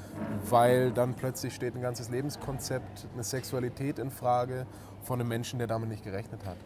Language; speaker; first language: German; native; German